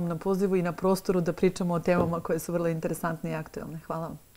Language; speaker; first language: Serbian; native; Serbian